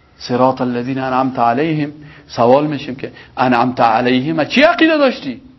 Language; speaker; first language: Persian; native; Persian